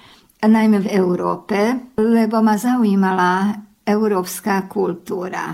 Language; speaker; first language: Slovak; early bilingual, heritage; Slovak